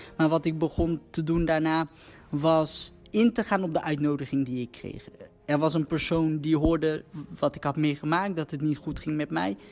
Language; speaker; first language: Dutch; early bilingual, other home language; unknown